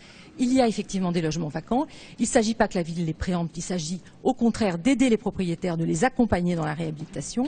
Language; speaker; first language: French; native; French